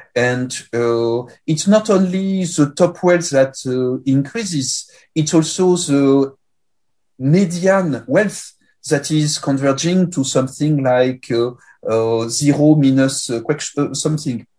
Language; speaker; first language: English; non-native, fluent; French